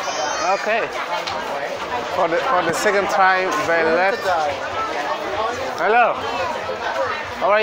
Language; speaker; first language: English; non-native, learner; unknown